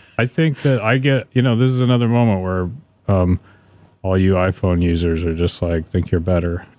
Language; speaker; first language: English; native; English